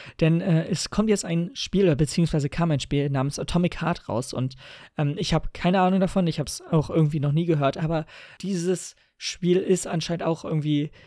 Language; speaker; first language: German; native; German